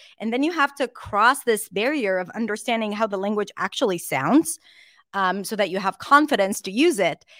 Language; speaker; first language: English; non-native, fluent; Hebrew